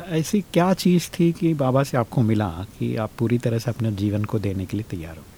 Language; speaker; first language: Hindi; native; Hindi